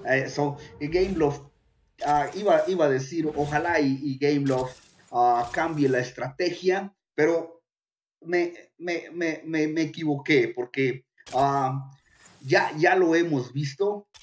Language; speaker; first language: Spanish; native; Spanish